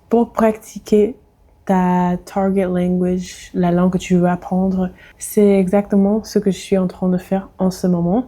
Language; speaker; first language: French; non-native, fluent; English